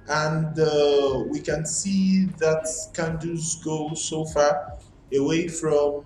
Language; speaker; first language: English; non-native, learner; Portuguese